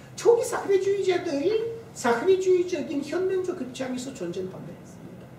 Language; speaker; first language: Korean; non-native, fluent; Russian